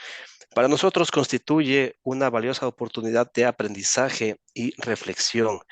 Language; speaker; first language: Spanish; native; Spanish